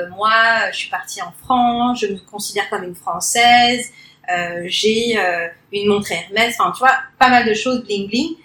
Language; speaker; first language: French; early bilingual, other home language; Cantonese